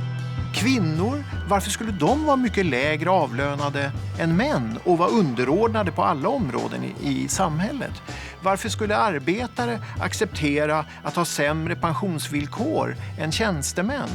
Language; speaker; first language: Swedish; native; Swedish